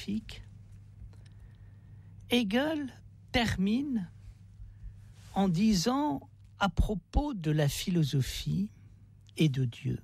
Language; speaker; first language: French; native; French